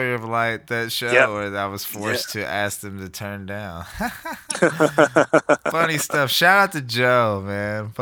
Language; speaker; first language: English; native; English